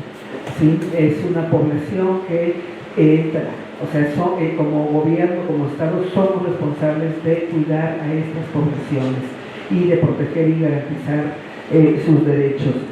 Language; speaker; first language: Spanish; native; Spanish